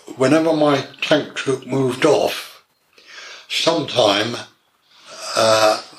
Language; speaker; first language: English; native; English